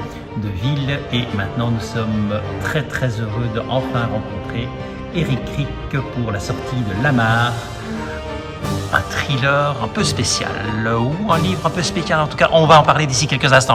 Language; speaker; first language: French; native; French